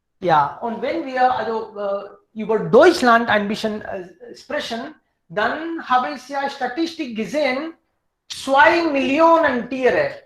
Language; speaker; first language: German; non-native, fluent; Hindi